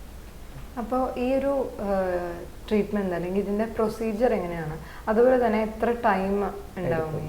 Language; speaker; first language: Malayalam; native; Malayalam